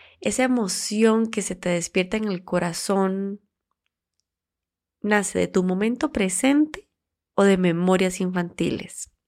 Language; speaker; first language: Spanish; native; Spanish